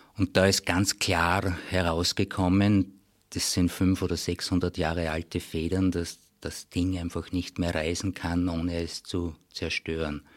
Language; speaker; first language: German; native; German